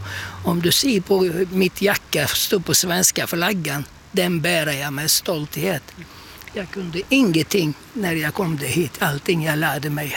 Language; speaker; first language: Swedish; non-native, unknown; Turkish